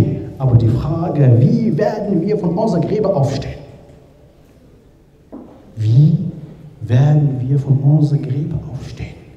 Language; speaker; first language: German; non-native, learner; Arabic